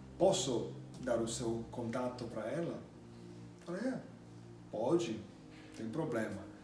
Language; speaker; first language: Portuguese; non-native, fluent; English